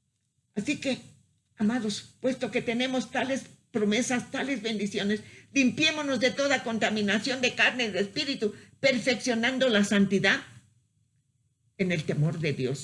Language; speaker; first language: Spanish; native; Spanish